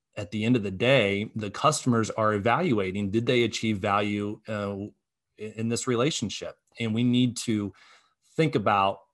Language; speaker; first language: English; native; English